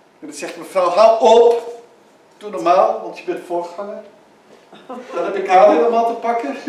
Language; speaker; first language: Dutch; native; Dutch